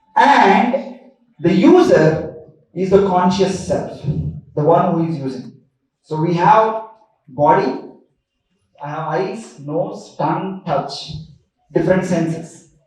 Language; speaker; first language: English; non-native, local second language; Telugu